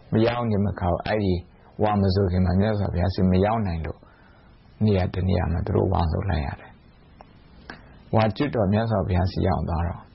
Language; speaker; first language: Burmese; non-native, local second language; Shan